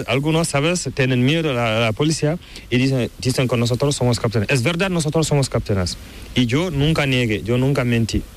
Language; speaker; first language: Spanish; non-native, learner; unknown